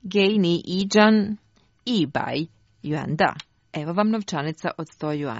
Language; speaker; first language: Croatian; native; Croatian